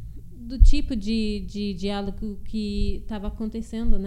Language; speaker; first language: Portuguese; early bilingual, heritage; Portuguese